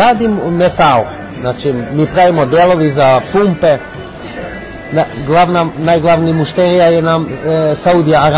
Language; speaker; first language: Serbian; early bilingual, heritage; Serbian